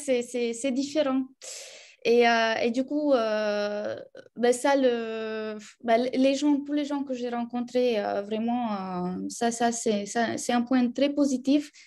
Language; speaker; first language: French; non-native, fluent; Romanian